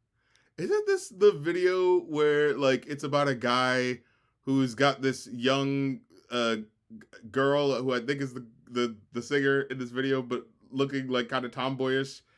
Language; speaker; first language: English; native; English